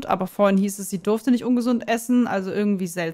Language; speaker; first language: German; native; German